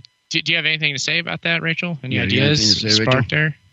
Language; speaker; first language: English; native; English